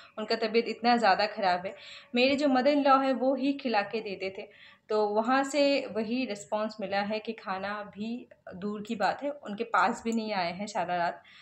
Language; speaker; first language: Hindi; non-native, local second language; Bangla